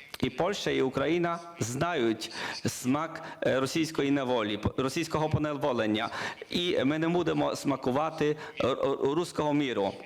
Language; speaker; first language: Ukrainian; non-native, learner; Polish